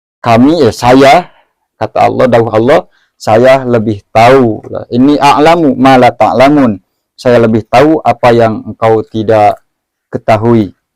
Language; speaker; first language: Indonesian; non-native, local second language; Sundanese